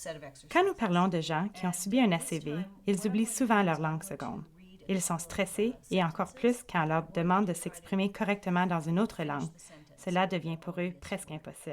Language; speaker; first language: French; native; French